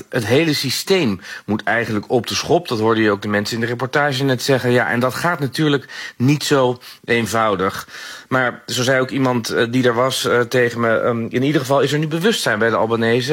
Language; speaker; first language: Dutch; native; Dutch